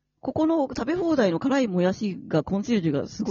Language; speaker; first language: Japanese; native; Japanese